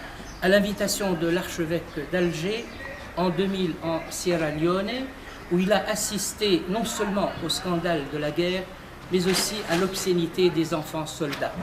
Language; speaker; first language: French; non-native, local second language; Arabic